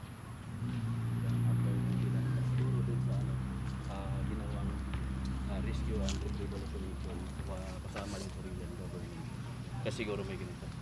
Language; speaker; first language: Filipino; non-native, local second language; Waray